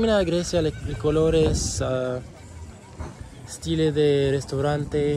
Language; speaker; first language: Spanish; non-native, learner; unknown